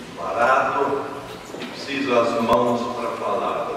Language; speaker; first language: Portuguese; non-native, fluent; German